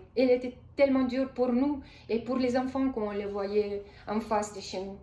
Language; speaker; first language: French; non-native, fluent; Romanian